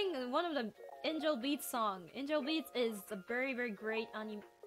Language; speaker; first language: English; non-native, fluent; Japanese